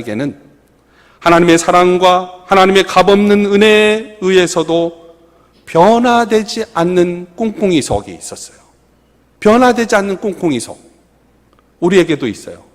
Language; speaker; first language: Korean; native; Korean